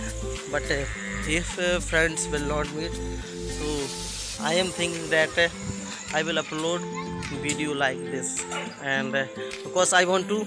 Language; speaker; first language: English; non-native, local second language; Hindi